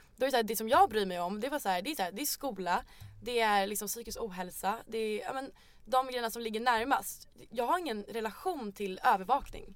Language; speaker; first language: Swedish; native; Swedish